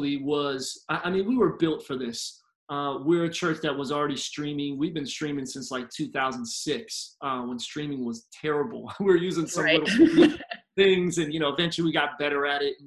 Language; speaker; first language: English; native; English